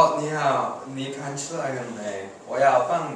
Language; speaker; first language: Chinese; non-native, learner; English